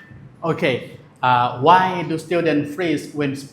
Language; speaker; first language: English; non-native, learner; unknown